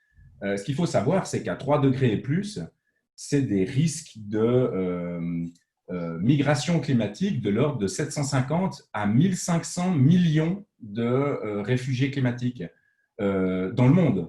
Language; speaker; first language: French; native; French